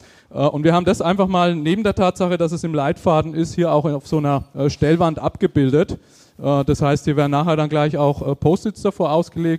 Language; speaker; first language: German; native; German